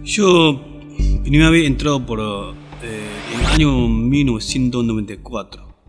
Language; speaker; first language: Spanish; non-native, learner; Chinese